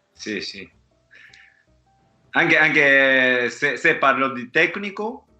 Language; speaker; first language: Italian; non-native, learner; Japanese